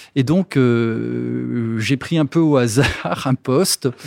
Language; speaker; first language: French; native; French